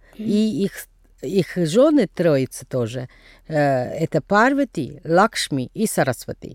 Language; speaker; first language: Russian; non-native, fluent; Tamil